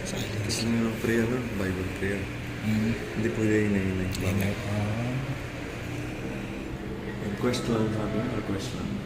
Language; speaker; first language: Filipino; non-native, learner; Punjabi